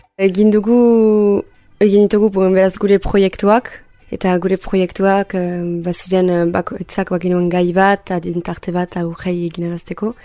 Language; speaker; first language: Basque; native; Basque